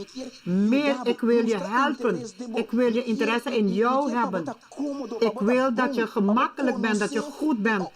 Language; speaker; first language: Dutch; non-native, local second language; Papiamento